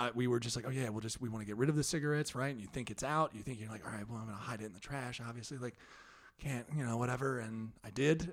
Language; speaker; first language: English; native; English